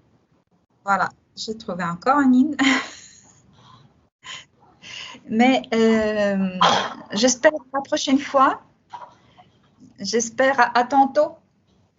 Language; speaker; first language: French; non-native, fluent; Russian